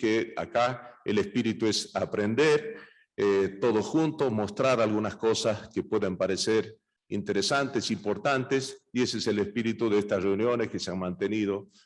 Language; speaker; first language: Spanish; native; Spanish